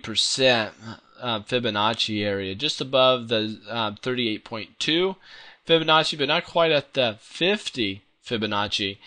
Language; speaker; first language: English; native; English